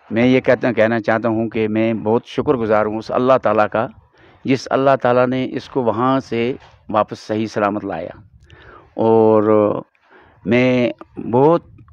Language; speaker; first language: Hindi; non-native, local second language; Kashmiri